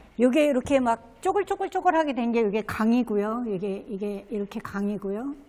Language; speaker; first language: Korean; native; Korean